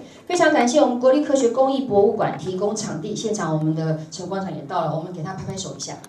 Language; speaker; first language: Chinese; native; Chinese